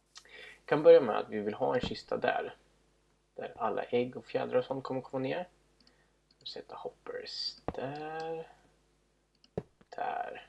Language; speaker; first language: Swedish; native; Swedish